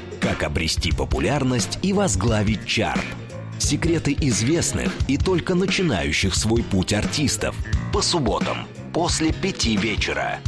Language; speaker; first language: Russian; native; Russian